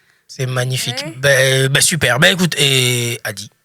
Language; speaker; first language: French; native; French